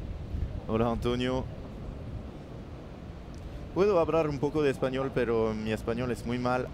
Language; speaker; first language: Spanish; non-native, learner; French